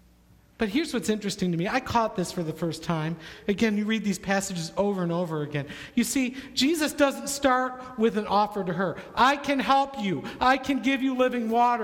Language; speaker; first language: English; native; English